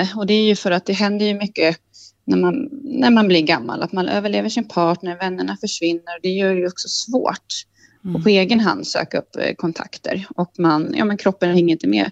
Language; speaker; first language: Swedish; native; Swedish